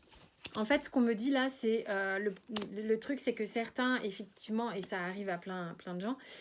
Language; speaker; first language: French; native; French